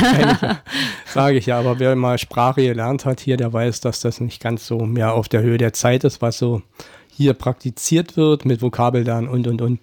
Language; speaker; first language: German; native; German